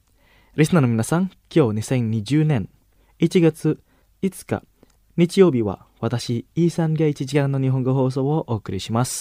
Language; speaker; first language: Japanese; non-native, fluent; Indonesian